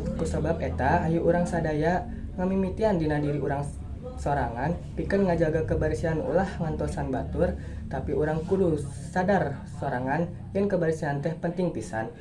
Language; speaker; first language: Sundanese; non-native, local second language; Javanese